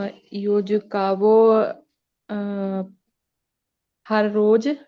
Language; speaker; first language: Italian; non-native, learner; Punjabi